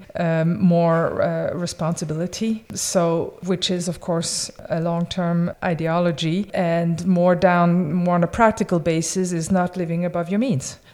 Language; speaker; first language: English; early bilingual, other home language; French